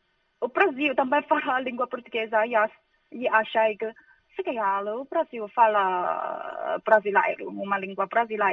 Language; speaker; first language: Portuguese; non-native, fluent; Chinese